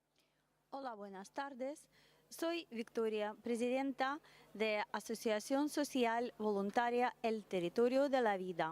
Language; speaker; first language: Spanish; non-native, learner; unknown